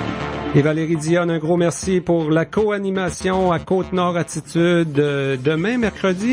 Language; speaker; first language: French; native; French